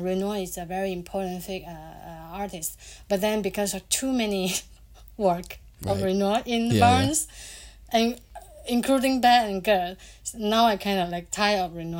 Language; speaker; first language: English; non-native, fluent; Chinese